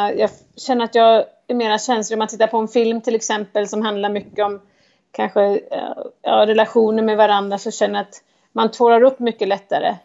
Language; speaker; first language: Swedish; native; Swedish